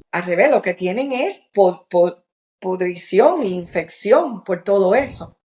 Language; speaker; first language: Spanish; early bilingual, heritage; Spanish